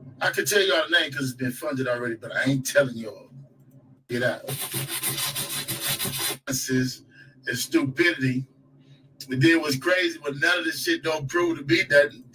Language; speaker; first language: English; native; English